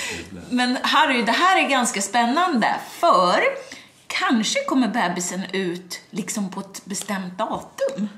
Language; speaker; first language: Swedish; native; Swedish